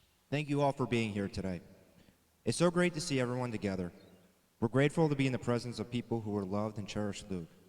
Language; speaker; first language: English; native; English